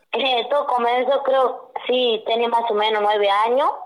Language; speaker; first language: Spanish; native; Spanish